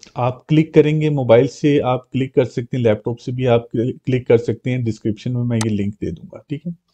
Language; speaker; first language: Urdu; non-native, local second language; Punjabi